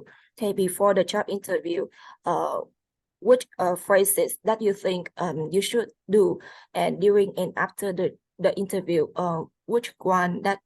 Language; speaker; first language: English; non-native, fluent; Vietnamese